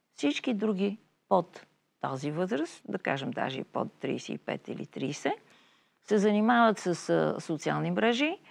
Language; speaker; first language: Bulgarian; native; Bulgarian